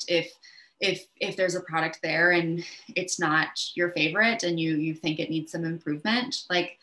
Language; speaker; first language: English; native; English